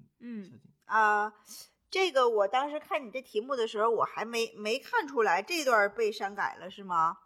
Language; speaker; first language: Chinese; native; Chinese